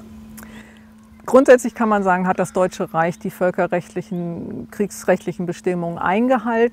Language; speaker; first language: German; native; German